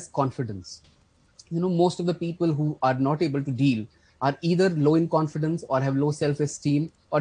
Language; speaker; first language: English; non-native, local second language; Kashmiri